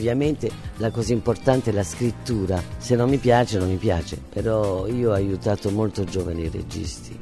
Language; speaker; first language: Italian; early bilingual, heritage; French